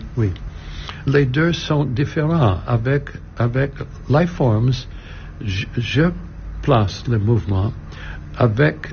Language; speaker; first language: French; non-native, learner; English